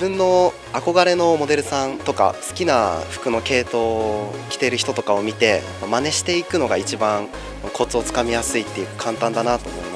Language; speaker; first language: Japanese; native; Japanese